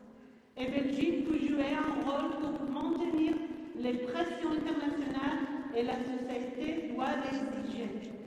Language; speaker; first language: French; non-native, fluent; Hebrew